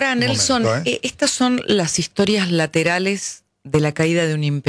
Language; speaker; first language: Spanish; native; Spanish